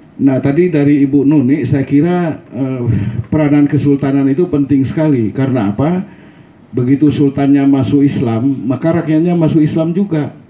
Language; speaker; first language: Indonesian; non-native, local second language; Minangkabau